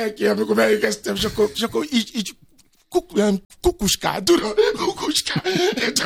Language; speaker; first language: Hungarian; non-native, fluent; Yoruba